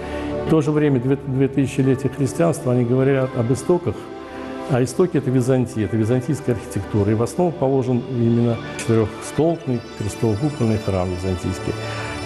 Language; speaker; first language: Russian; native; Russian